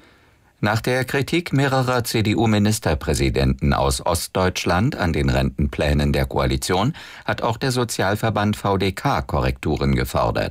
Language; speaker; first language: German; native; German